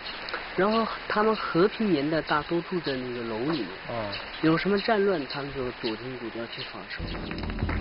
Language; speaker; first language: Chinese; native; Chinese